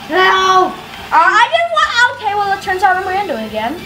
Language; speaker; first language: English; native; English